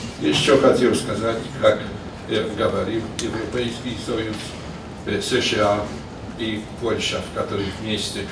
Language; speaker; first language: Russian; non-native, learner; Polish